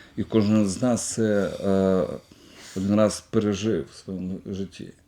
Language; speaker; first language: Ukrainian; non-native, local second language; Russian